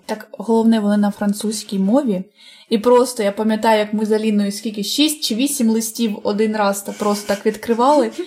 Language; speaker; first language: Ukrainian; native; Ukrainian